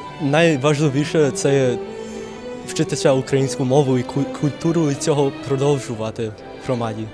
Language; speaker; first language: Ukrainian; early bilingual, heritage; English